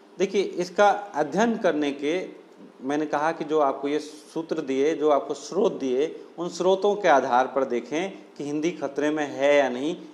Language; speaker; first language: Hindi; non-native, local second language; Rajasthani